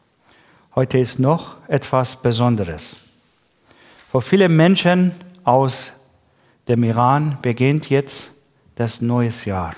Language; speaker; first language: German; non-native, learner; Persian